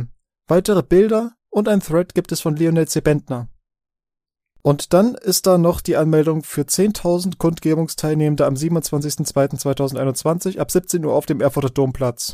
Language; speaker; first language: German; native; German